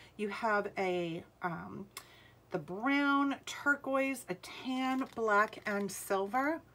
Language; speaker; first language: English; native; English